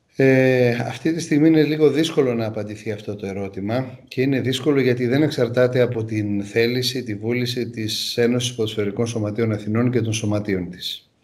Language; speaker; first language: Greek; native; Greek